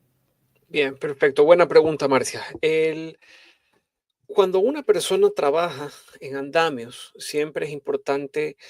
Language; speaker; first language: Spanish; native; Spanish